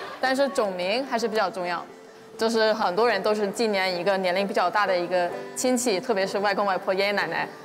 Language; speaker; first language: Chinese; non-native, fluent; English